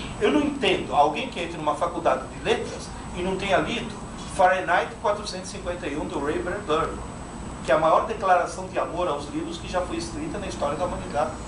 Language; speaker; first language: Portuguese; non-native, fluent; Italian